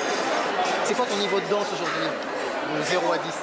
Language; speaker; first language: French; native; French